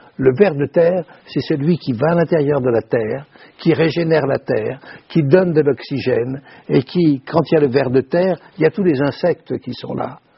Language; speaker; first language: French; native; French